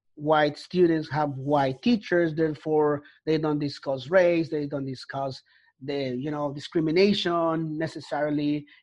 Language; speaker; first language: English; non-native, fluent; Spanish